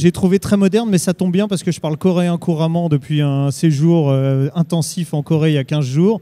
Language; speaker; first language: French; native; French